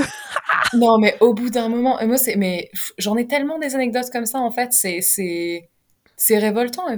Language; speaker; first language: French; native; French